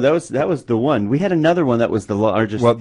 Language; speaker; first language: English; native; English